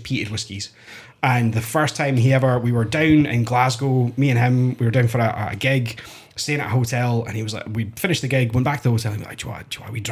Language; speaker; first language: English; native; English